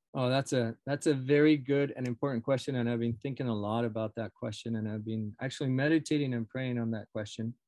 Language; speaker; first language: English; non-native, fluent; Spanish